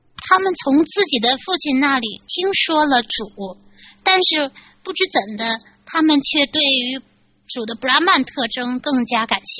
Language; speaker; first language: Chinese; native; Chinese